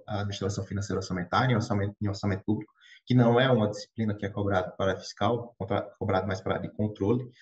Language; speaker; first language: Portuguese; native; Portuguese